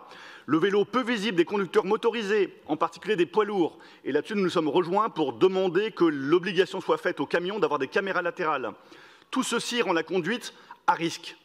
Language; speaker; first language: French; native; French